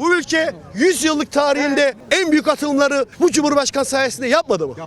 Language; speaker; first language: Turkish; non-native, local second language; Kurdish